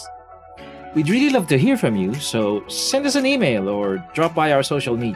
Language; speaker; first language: English; non-native, local second language; Filipino